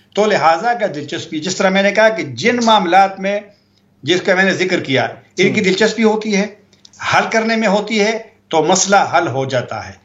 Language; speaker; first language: Urdu; non-native, local second language; Pashto